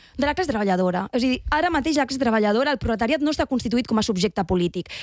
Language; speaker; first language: Catalan; non-native, local second language; Spanish